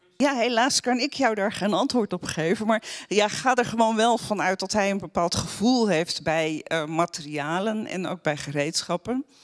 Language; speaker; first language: Dutch; native; Dutch